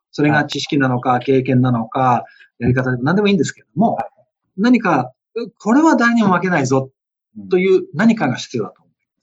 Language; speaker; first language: Japanese; early bilingual, other home language; Dutch